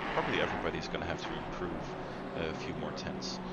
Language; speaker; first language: English; non-native, fluent; Dutch